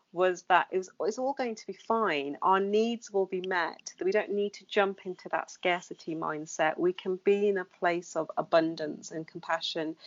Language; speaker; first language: English; native; English